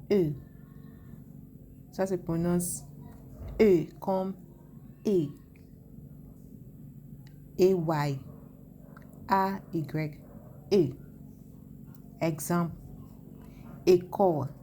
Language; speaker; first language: French; non-native, fluent; English